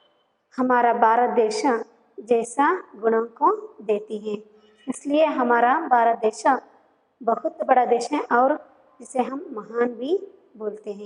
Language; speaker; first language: Hindi; non-native, local second language; Kannada